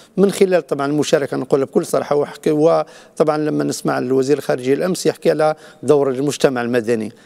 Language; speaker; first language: Arabic; native; Arabic